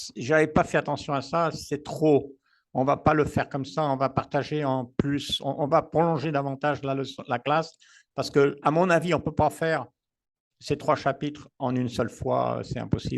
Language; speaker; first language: French; native; French